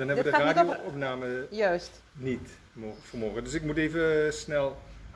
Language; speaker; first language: Dutch; native; Dutch